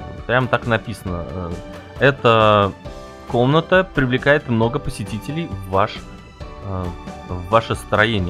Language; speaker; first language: Russian; native; Russian